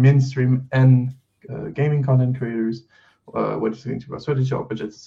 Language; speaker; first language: English; non-native, fluent; French